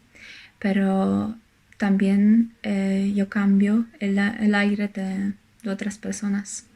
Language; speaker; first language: Spanish; non-native, fluent; Polish